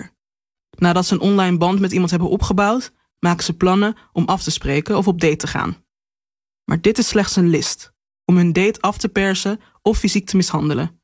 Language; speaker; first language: Dutch; native; Dutch